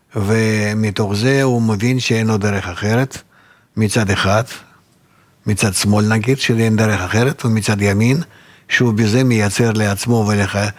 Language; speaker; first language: Hebrew; non-native, fluent; Russian